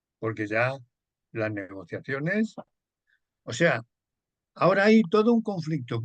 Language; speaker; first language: Spanish; native; Spanish